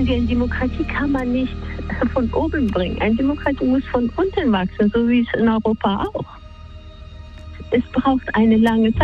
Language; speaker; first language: German; non-native, fluent; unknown